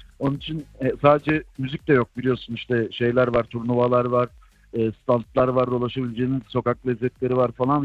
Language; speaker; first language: Turkish; native; Turkish